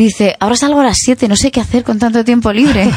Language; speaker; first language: Spanish; native; Spanish